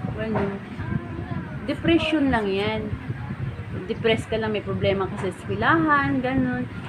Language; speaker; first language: Filipino; non-native, local second language; Hiligaynon